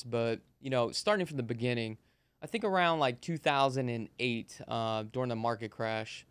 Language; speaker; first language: English; native; English